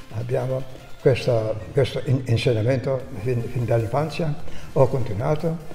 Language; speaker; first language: Italian; non-native, fluent; Albanian